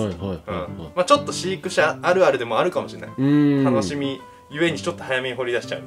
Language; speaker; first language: Japanese; native; Japanese